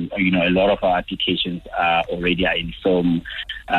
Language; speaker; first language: English; non-native, local second language; Tswana